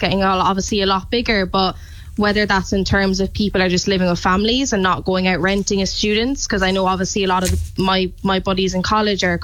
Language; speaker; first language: English; native; English